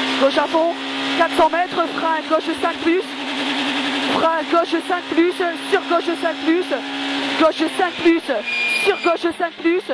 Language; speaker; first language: French; native; French